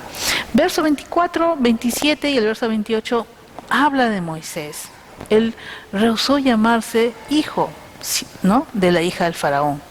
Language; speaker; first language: Spanish; native; Spanish